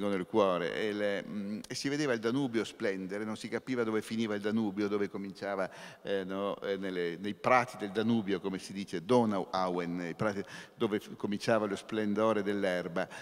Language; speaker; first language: Italian; native; Italian